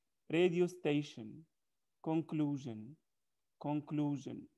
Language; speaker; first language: English; non-native, fluent; Arabic